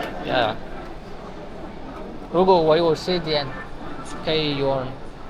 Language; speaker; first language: Chinese; non-native, learner; Amharic